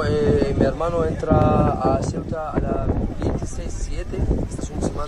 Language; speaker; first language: Spanish; non-native, learner; Arabic